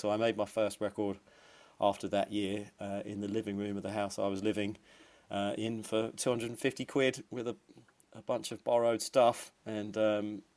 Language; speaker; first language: English; native; English